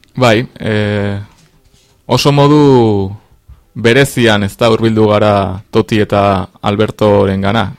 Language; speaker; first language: Basque; native; Basque